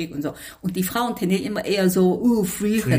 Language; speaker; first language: German; non-native, fluent; Chinese